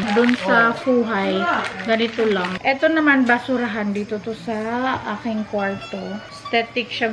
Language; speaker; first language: Filipino; non-native, local second language; Cebuano